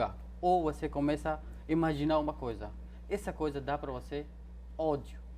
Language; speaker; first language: Portuguese; non-native, fluent; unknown